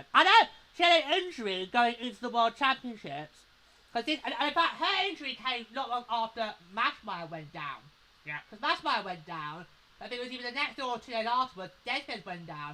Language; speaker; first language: English; native; English